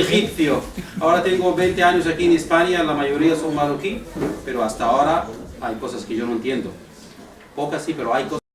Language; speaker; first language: Spanish; non-native, fluent; Arabic